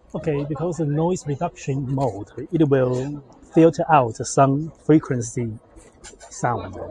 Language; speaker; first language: English; non-native, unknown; Chinese